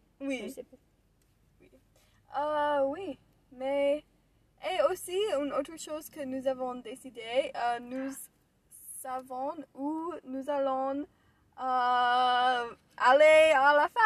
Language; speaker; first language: French; non-native, learner; English